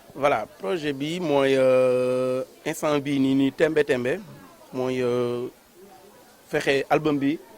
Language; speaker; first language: Wolof; native; Wolof